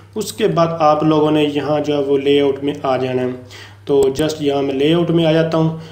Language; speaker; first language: Urdu; non-native, local second language; Punjabi